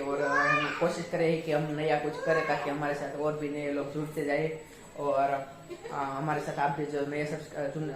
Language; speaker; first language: Hindi; non-native, local second language; Gujarati